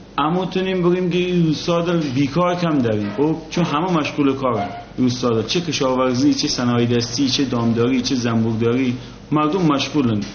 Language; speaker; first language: Persian; non-native, local second language; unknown